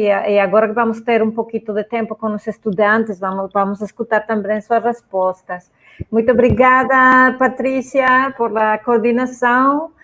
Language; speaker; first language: Portuguese; non-native, fluent; Spanish